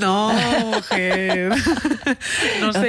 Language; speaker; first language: Spanish; native; Spanish